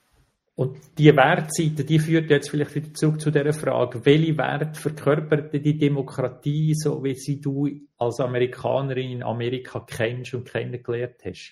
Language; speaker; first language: German; native; German